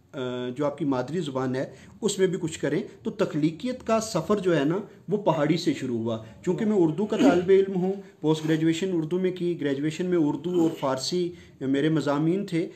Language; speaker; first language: Urdu; non-native, local second language; Punjabi